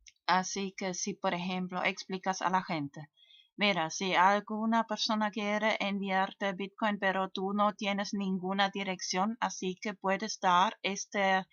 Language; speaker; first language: Spanish; non-native, fluent; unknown